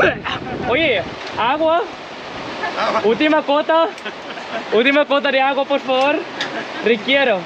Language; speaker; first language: Spanish; non-native, learner; Thai